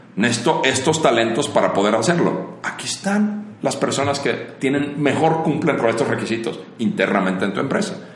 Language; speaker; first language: Spanish; non-native, fluent; Finnish